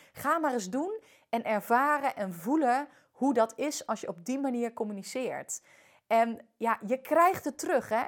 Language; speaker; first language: Dutch; early bilingual, other home language; French